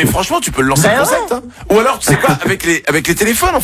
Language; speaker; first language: French; native; French